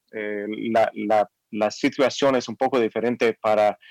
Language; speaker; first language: Spanish; non-native, fluent; English